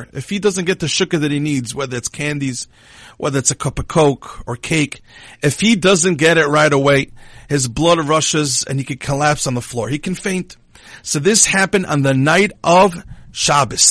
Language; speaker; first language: English; non-native, fluent; Hebrew